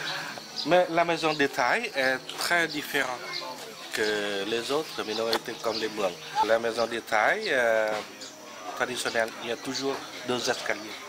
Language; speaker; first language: French; non-native, fluent; Vietnamese